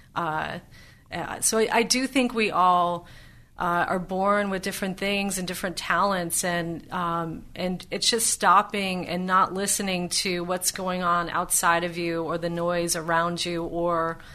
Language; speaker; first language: English; native; English